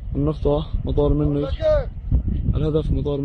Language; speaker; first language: Arabic; native; Arabic